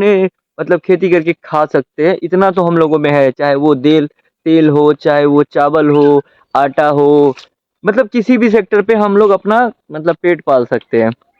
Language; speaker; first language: Hindi; native; Hindi